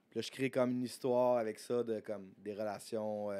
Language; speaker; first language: French; native; French